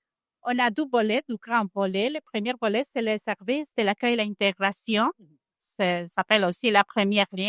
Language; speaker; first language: French; non-native, fluent; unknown